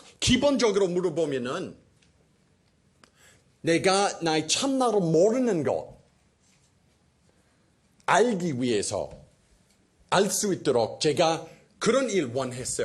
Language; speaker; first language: Korean; non-native, fluent; English